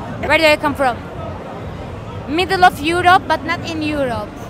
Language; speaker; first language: English; non-native, fluent; Turkish